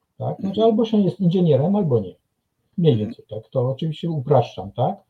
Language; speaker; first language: Polish; non-native, fluent; French